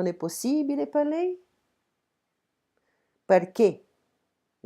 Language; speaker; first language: Italian; non-native, fluent; French